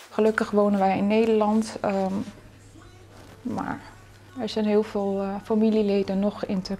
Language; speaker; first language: Dutch; early bilingual, other home language; Turkish